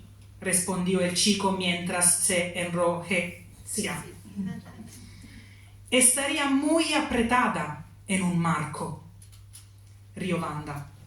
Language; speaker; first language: Spanish; non-native, learner; Italian